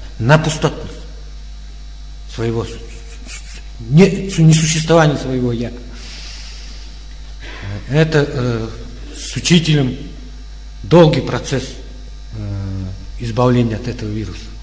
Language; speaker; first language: Russian; native; Russian